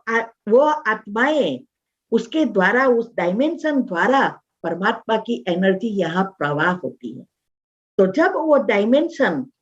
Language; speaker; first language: Hindi; non-native, local second language; Gujarati